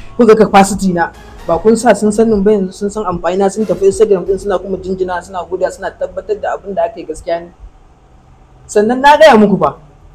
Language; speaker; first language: Hausa; native; Hausa